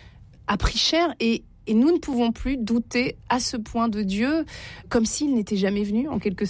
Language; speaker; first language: French; native; French